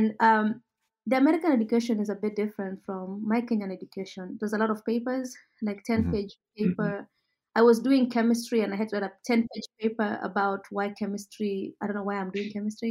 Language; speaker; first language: English; non-native, local second language; Kalenjin